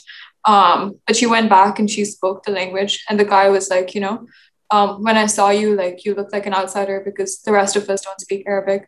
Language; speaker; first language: English; non-native, local second language; Urdu